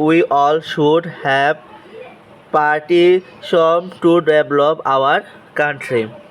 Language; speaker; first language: English; non-native, local second language; Bangla